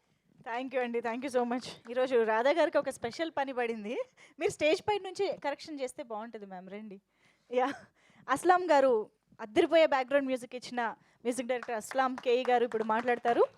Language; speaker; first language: Telugu; native; Telugu